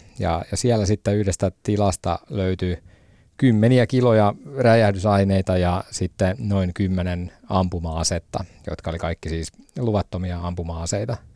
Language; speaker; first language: Finnish; native; Finnish